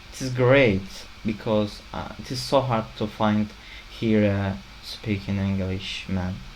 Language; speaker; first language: English; non-native, learner; Turkish